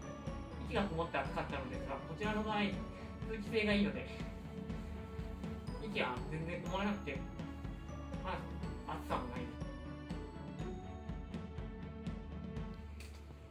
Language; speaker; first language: Japanese; native; Japanese